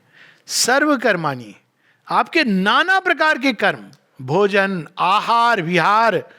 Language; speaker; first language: Hindi; native; Hindi